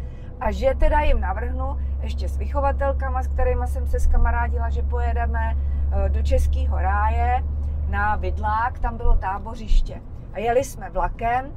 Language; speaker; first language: Czech; native; Czech